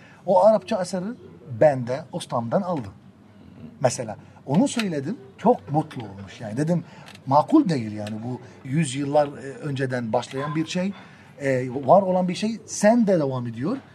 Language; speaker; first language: Turkish; non-native, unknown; Arabic